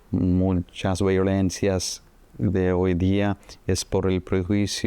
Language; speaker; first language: Spanish; non-native, fluent; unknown